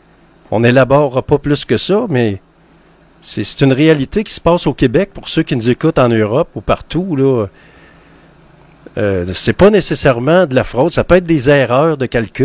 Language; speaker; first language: French; native; French